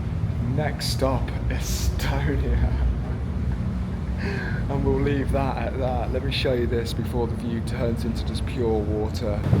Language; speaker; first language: English; native; English